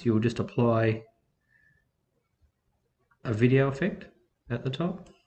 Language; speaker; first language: English; native; English